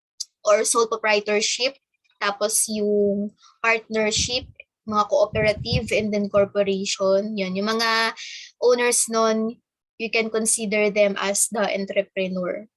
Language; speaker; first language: Filipino; native; Filipino